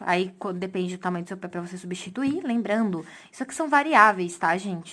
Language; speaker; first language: Portuguese; native; Portuguese